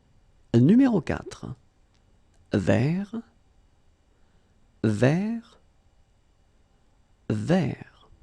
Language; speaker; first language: French; native; French